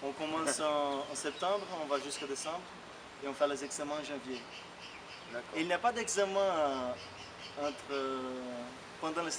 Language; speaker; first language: French; non-native, fluent; Portuguese